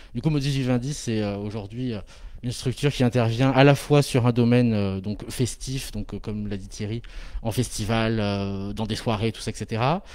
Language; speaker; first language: French; native; French